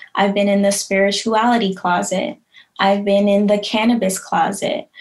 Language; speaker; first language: English; native; English